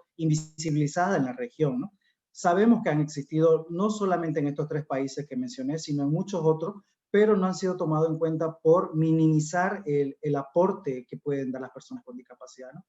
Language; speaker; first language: Spanish; native; Spanish